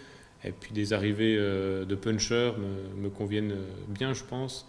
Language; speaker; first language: French; native; French